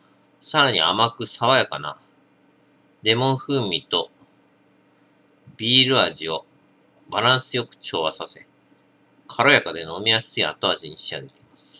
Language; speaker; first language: Japanese; native; Japanese